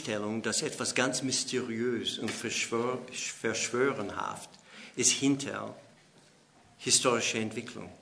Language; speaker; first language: German; non-native, fluent; English